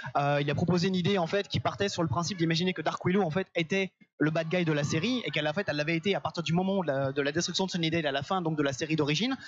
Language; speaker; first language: French; native; French